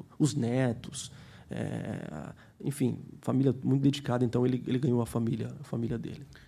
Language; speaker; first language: Portuguese; early bilingual, heritage; Portuguese